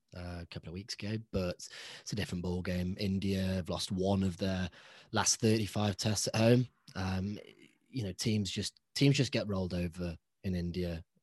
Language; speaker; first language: English; early bilingual, other home language; Hindi